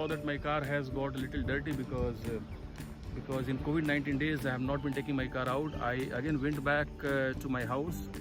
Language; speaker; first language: English; non-native, local second language; Hindi